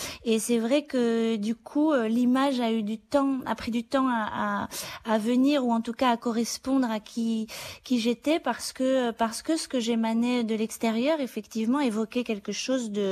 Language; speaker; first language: French; native; French